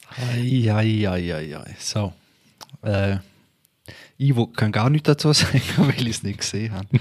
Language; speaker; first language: German; native; German